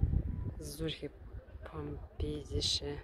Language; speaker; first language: German; non-native, learner; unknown